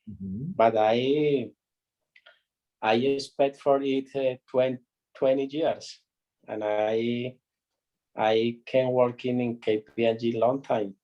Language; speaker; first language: English; non-native, learner; Spanish